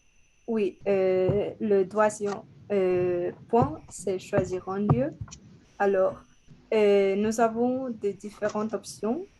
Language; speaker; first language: French; non-native, learner; Spanish